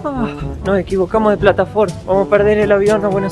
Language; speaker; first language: Spanish; native; Spanish